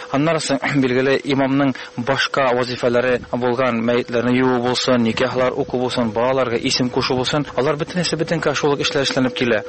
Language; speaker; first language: Tatar; native; Tatar